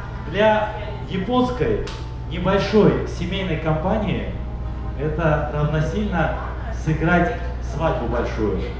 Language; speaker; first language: Russian; native; Russian